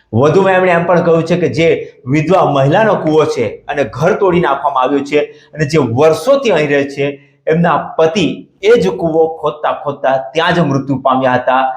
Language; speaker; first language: Gujarati; native; Gujarati